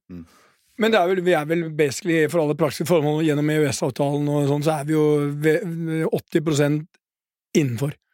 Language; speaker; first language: Norwegian; native; Norwegian